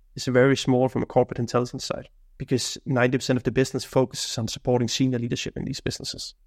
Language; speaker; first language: English; non-native, fluent; Danish